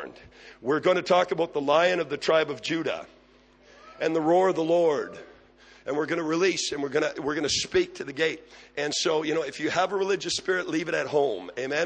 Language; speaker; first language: English; native; English